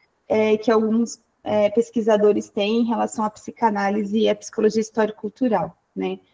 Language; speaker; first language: Portuguese; native; Portuguese